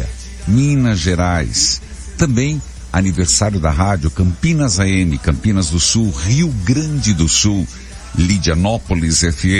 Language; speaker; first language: Portuguese; native; Portuguese